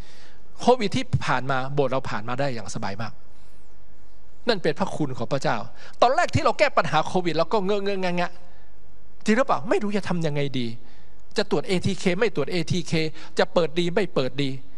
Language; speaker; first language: Thai; native; Thai